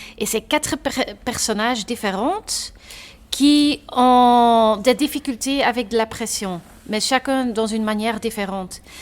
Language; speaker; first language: French; non-native, local second language; Dutch